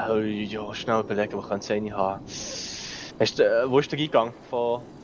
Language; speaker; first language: German; native; German